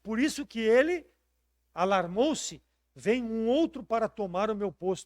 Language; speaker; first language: Portuguese; native; Portuguese